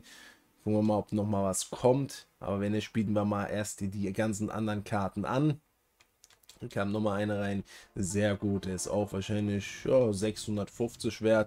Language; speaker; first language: German; native; German